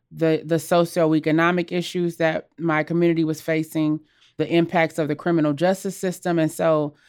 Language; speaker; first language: English; native; English